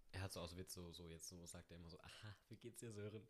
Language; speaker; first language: German; native; German